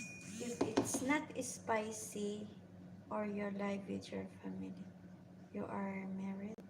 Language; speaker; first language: English; non-native, learner; Bikol